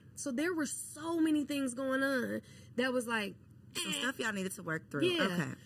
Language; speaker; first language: English; native; English